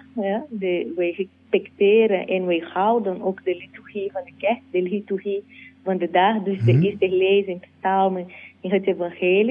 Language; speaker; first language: Dutch; non-native, learner; Portuguese